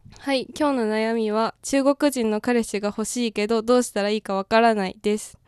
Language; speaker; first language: Japanese; native; Japanese